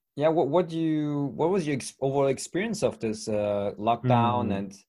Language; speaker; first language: English; non-native, fluent; French